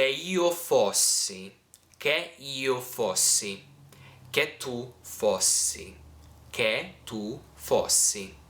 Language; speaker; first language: Italian; non-native, fluent; English